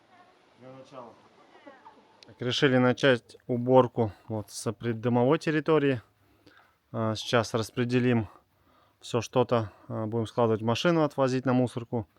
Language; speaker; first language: Russian; native; Russian